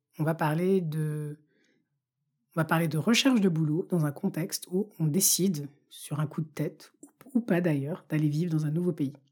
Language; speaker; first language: French; non-native, local second language; Bambara